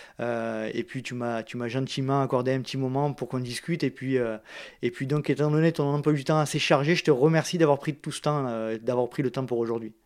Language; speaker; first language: French; native; French